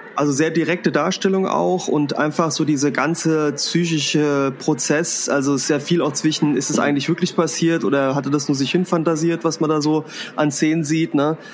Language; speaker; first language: German; native; German